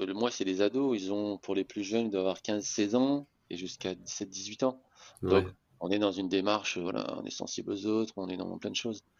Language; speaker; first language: French; native; French